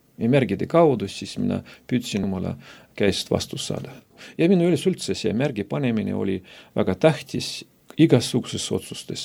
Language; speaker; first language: Estonian; non-native, local second language; Russian